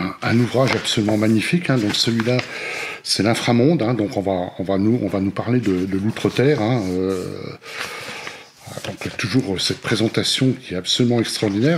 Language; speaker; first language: French; native; French